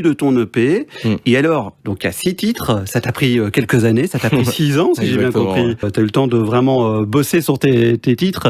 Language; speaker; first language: French; native; French